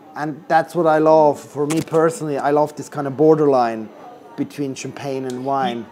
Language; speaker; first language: English; non-native, fluent; Swiss German